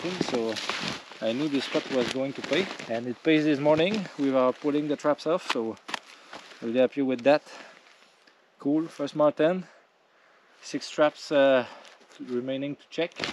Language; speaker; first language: English; non-native, fluent; French